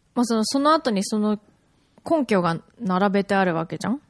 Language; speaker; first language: Japanese; native; Japanese